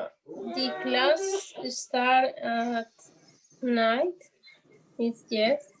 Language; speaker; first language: English; non-native, learner; Spanish